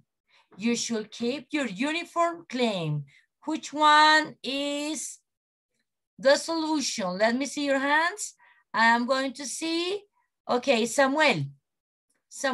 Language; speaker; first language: English; non-native, learner; Spanish